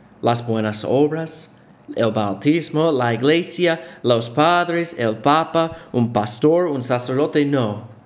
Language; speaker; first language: Spanish; non-native, fluent; English